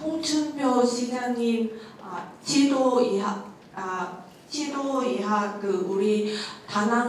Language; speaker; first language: Korean; non-native, fluent; Vietnamese